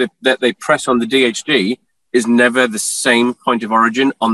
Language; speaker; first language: English; native; English